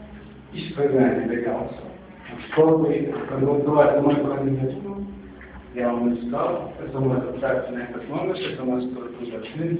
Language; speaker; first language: Russian; non-native, local second language; Chechen